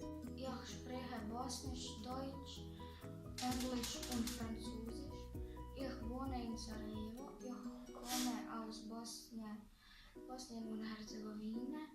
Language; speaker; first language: German; non-native, learner; Bosnian